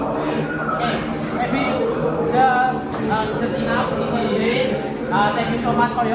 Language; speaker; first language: English; non-native, learner; Indonesian